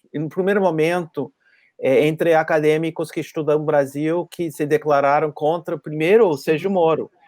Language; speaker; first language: Portuguese; non-native, fluent; English